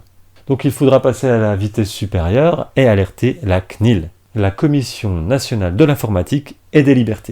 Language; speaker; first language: French; native; French